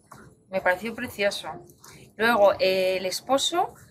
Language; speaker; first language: Spanish; native; Spanish